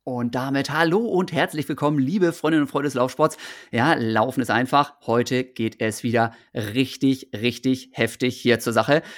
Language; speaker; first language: German; native; German